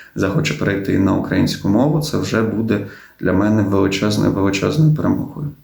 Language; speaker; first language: Ukrainian; non-native, local second language; Russian